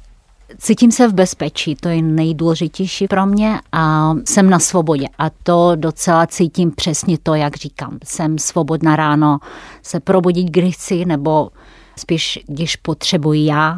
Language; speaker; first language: Czech; non-native, fluent; Russian